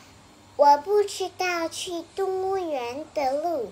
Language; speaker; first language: Chinese; non-native, learner; Vietnamese